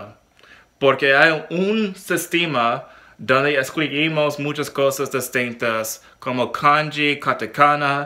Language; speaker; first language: Spanish; non-native, learner; English